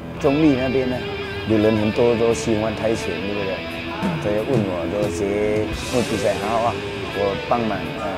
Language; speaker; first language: Chinese; non-native, learner; Thai